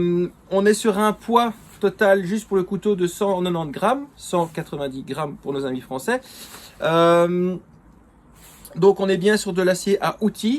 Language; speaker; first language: French; native; French